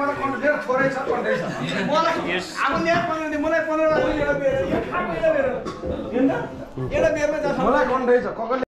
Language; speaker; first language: Nepali; native; Nepali